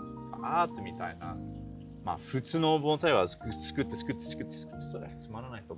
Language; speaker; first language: Japanese; non-native, learner; English